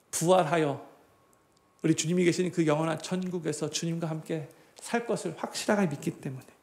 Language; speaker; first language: Korean; native; Korean